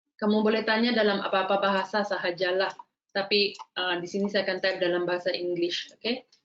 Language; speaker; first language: Malay; native; Malay